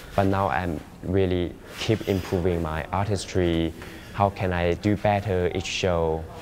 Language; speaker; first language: English; non-native, fluent; Chinese